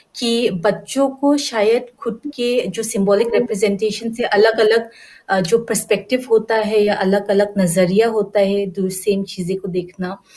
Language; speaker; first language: Hindi; non-native, local second language; Garo